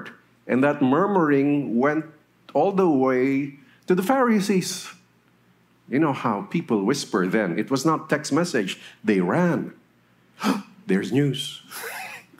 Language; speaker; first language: English; non-native, local second language; Filipino